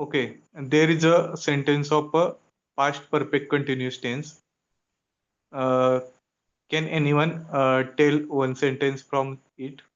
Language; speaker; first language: English; non-native, learner; Hindi